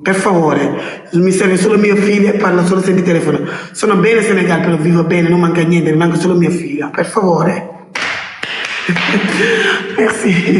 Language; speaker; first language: Italian; non-native, learner; Wolof